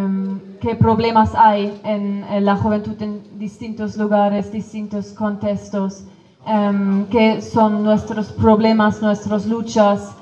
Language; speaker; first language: Spanish; non-native, fluent; Kurdish